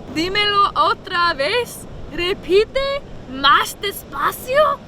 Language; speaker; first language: Spanish; non-native, learner; English